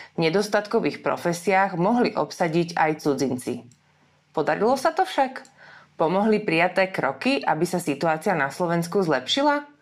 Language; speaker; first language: Slovak; native; Slovak